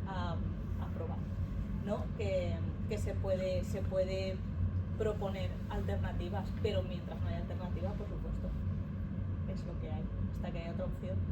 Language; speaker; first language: Spanish; native; Spanish